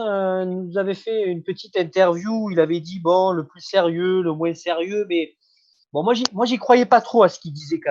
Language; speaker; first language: French; native; French